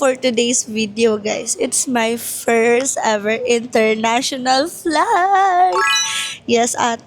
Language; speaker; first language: English; non-native, local second language; Filipino